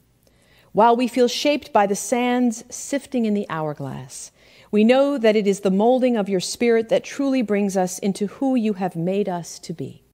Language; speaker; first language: English; native; English